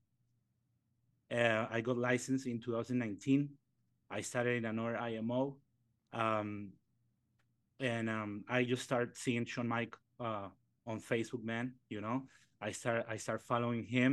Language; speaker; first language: English; non-native, fluent; Spanish